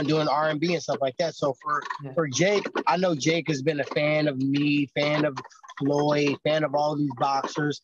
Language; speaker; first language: English; native; English